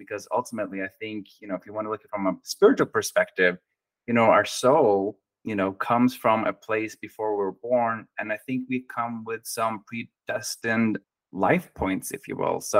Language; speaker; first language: English; non-native, fluent; Norwegian